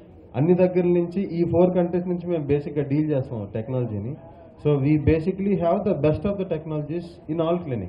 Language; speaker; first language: Telugu; native; Telugu